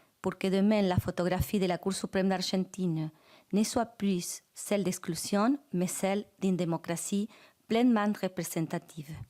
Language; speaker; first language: French; non-native, fluent; Spanish